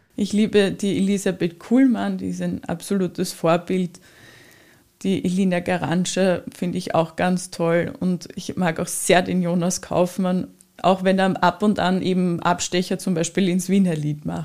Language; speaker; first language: German; native; German